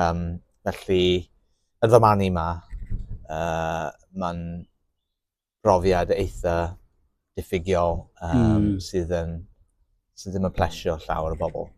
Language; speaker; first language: Welsh; non-native, local second language; English